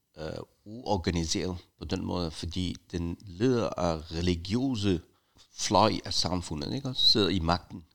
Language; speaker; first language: Danish; non-native, fluent; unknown